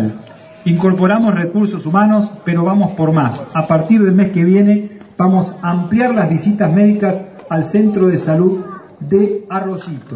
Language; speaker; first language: Spanish; native; Spanish